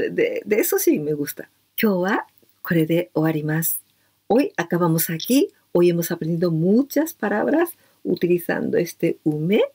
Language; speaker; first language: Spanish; non-native, fluent; Japanese